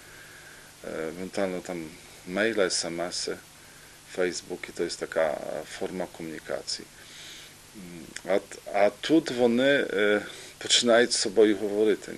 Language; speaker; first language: Polish; non-native, local second language; Rusyn